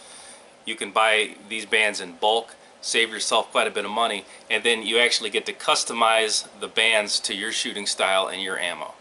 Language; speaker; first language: English; native; English